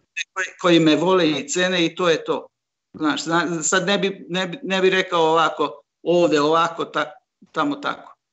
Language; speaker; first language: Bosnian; non-native, local second language; Hungarian